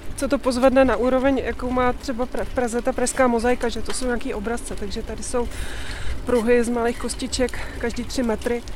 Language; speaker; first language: Czech; native; Czech